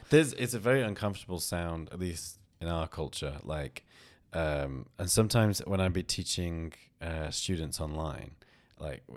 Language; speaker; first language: English; native; English